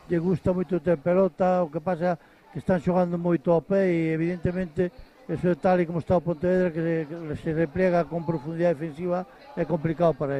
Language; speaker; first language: Spanish; non-native, local second language; Galician